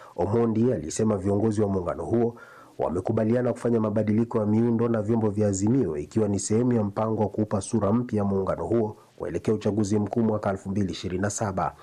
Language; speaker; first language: Swahili; non-native, local second language; Luyia